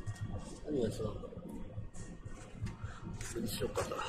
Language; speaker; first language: Japanese; native; Japanese